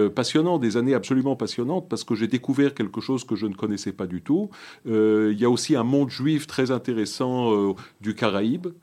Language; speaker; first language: French; early bilingual, other home language; Hebrew